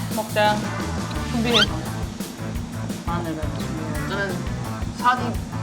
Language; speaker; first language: Korean; non-native, fluent; German